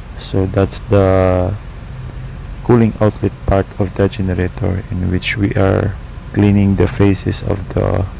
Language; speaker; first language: English; non-native, local second language; Filipino